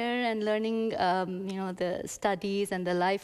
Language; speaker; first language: English; non-native, local second language; Urdu